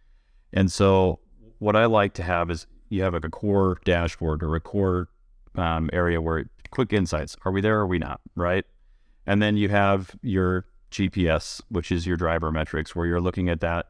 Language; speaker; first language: English; native; English